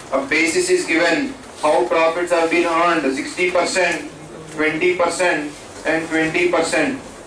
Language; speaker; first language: English; non-native, local second language; Telugu